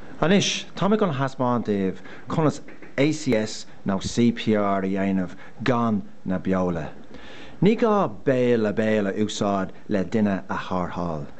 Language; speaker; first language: Irish; native; Irish